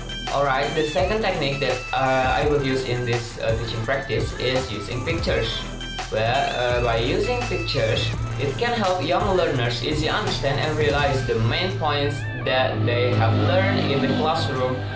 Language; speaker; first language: English; non-native, learner; Indonesian